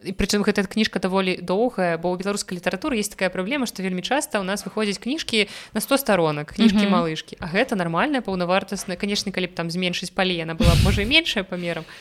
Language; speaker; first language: Belarusian; non-native, local second language; Russian